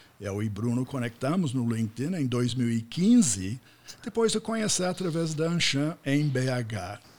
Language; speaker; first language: Portuguese; non-native, fluent; English